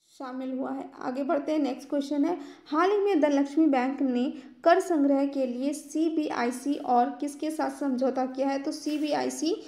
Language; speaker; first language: Hindi; native; Hindi